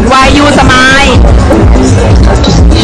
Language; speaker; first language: English; non-native, learner; Thai